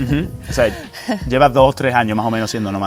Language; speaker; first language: Spanish; native; Spanish